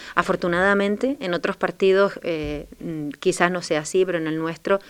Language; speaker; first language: Spanish; native; Spanish